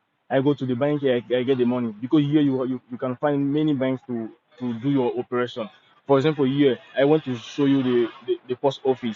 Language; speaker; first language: English; non-native, learner; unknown